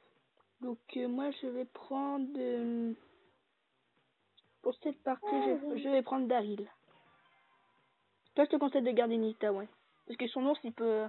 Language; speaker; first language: French; native; French